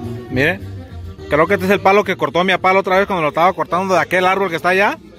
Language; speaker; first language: Spanish; early bilingual, heritage; Spanish